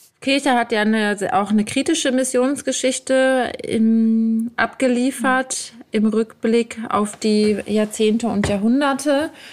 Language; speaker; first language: German; native; German